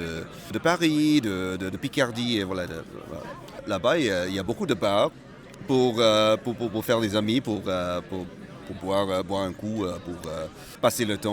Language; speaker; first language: French; non-native, fluent; Malay